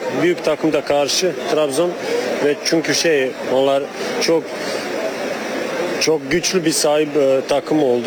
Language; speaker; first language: Turkish; non-native, learner; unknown